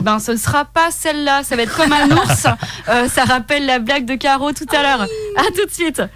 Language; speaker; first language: French; native; French